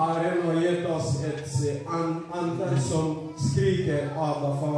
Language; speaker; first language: Swedish; non-native, fluent; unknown